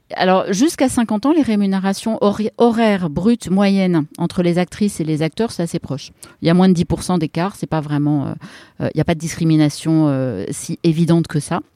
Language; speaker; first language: French; native; French